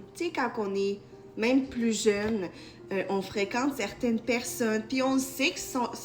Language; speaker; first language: French; native; French